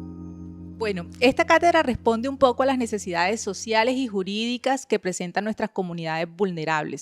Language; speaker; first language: Spanish; native; Spanish